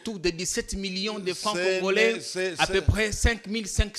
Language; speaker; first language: French; non-native, local second language; Lingala